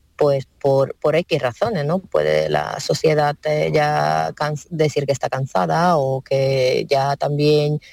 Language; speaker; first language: Spanish; non-native, fluent; Ukrainian